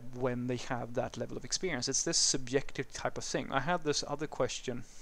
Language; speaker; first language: English; non-native, fluent; Swedish